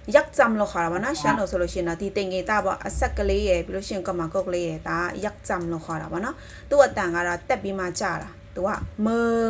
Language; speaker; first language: Burmese; non-native, local second language; Shan